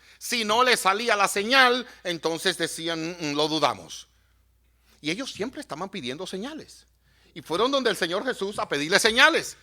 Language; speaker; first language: Spanish; native; Spanish